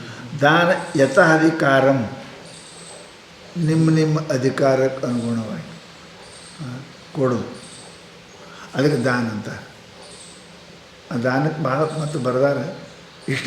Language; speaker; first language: Kannada; native; Kannada